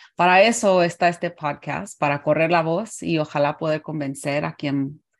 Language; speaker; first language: Spanish; early bilingual, heritage; Spanish